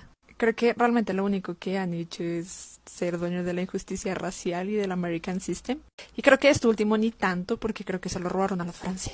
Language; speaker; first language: Spanish; native; Spanish